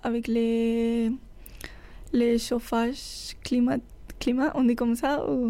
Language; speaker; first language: French; non-native, learner; Spanish